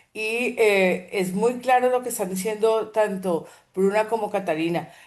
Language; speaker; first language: Spanish; native; Spanish